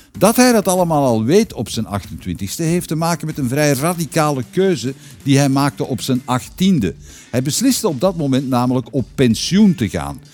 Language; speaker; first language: Dutch; native; Dutch